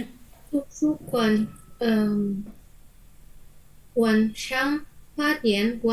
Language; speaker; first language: Chinese; non-native, learner; Indonesian